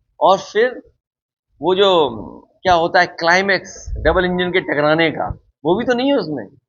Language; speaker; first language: Hindi; native; Hindi